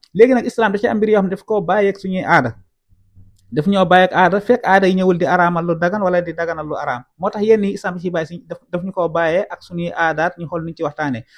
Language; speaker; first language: Wolof; native; Wolof